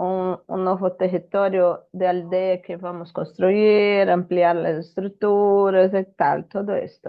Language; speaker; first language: Spanish; non-native, fluent; Portuguese